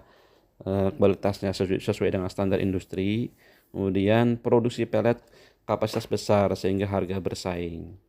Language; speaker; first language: Indonesian; native; Indonesian